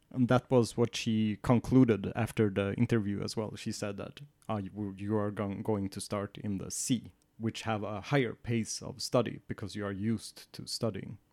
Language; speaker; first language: English; non-native, fluent; Swedish